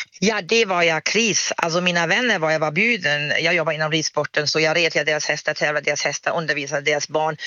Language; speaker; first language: Swedish; non-native, fluent; German